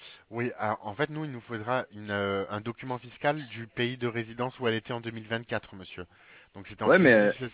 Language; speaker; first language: French; native; French